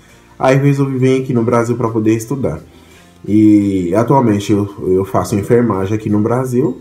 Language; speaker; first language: Portuguese; non-native, fluent; Haitian Creole